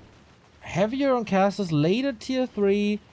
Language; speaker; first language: English; non-native, fluent; German